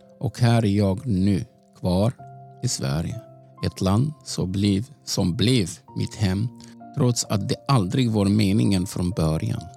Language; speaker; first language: Swedish; non-native, fluent; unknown